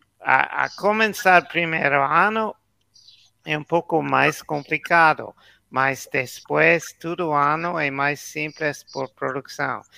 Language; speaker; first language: Portuguese; non-native, learner; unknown